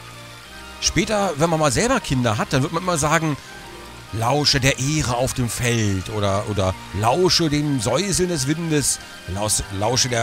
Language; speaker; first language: German; native; German